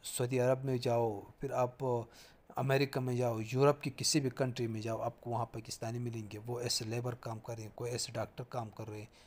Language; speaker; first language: Urdu; native; Urdu